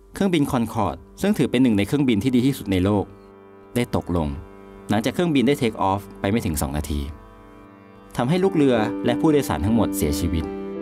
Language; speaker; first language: Thai; native; Thai